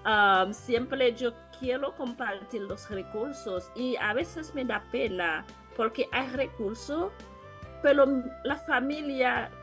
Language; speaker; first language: Spanish; non-native, learner; Haitian Creole